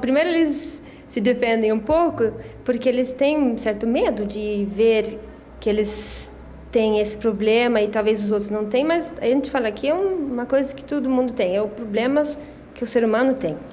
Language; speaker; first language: Portuguese; non-native, fluent; Swedish